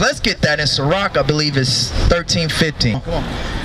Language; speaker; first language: English; native; English